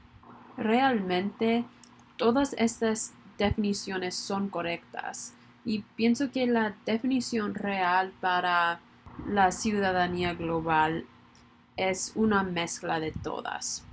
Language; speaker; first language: Spanish; non-native, learner; English